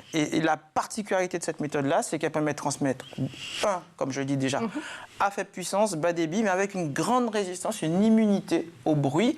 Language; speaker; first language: French; native; French